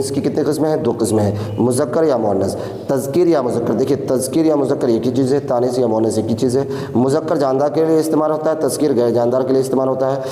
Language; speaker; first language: Urdu; native; Urdu